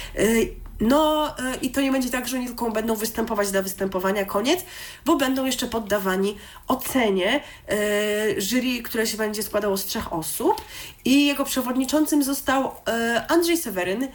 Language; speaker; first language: Polish; native; Polish